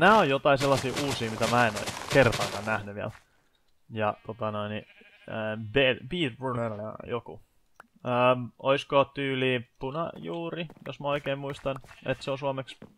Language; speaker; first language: Finnish; native; Finnish